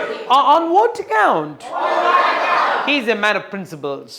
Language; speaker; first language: English; non-native, local second language; Malayalam